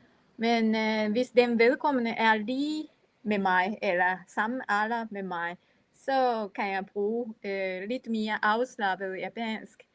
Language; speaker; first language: Danish; non-native, fluent; Japanese